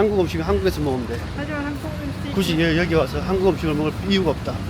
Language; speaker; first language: Korean; native; Korean